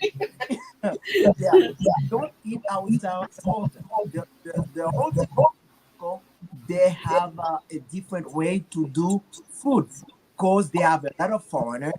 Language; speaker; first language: English; non-native, learner; Haitian Creole